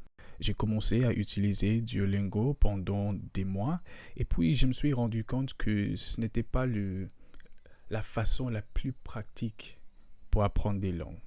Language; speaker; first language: French; non-native, fluent; English